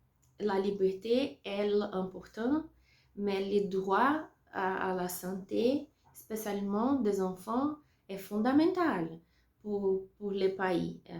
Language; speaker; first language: French; non-native, learner; Portuguese